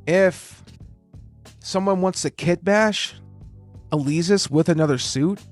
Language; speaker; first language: English; native; English